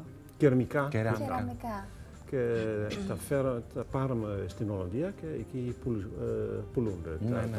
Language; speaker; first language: Greek; non-native, learner; Dutch